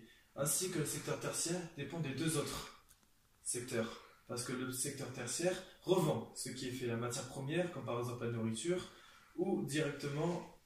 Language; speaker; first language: French; native; French